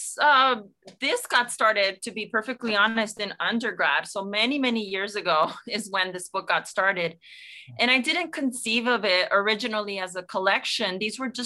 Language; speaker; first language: English; native; English